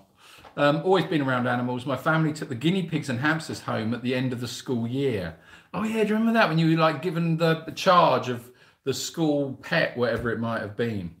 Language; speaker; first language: English; native; English